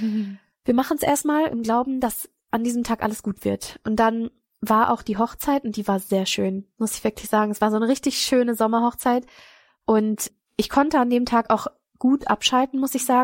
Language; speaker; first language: German; native; German